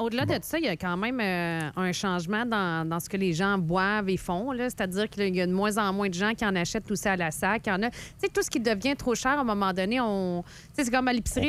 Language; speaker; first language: French; native; French